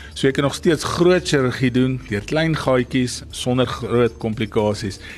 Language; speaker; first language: Afrikaans; native; Afrikaans